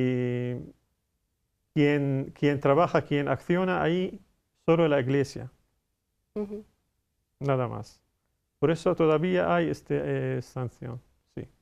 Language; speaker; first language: Spanish; non-native, fluent; Arabic